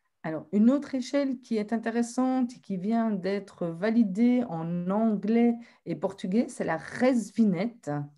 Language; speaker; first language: French; native; French